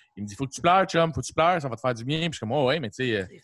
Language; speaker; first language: French; native; French